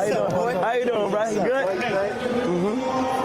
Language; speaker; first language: English; native; English